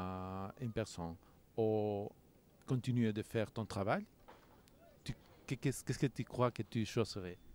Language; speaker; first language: French; non-native, fluent; Spanish